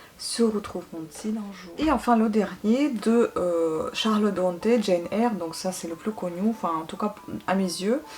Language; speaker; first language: French; non-native, fluent; Russian